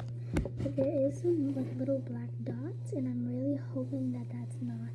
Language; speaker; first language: English; native; English